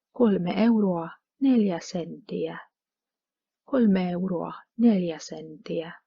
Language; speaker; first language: Finnish; non-native, fluent; Hungarian